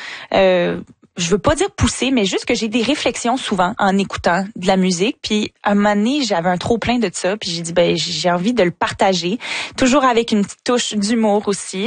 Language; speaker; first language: French; native; French